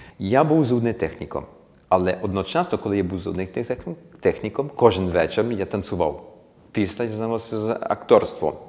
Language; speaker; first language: Ukrainian; early bilingual, heritage; Ukrainian